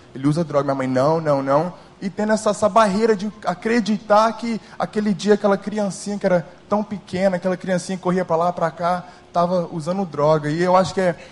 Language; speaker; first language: Portuguese; early bilingual, heritage; English